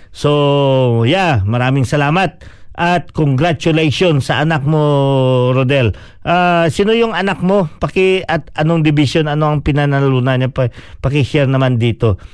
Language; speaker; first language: Filipino; non-native, local second language; Cebuano